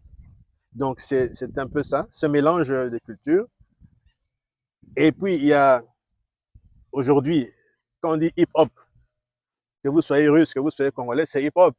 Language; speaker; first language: French; non-native, local second language; Kongo